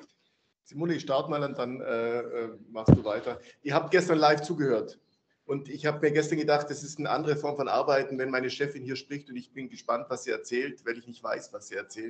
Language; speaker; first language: German; native; German